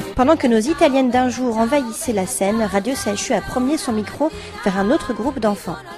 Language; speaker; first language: French; native; French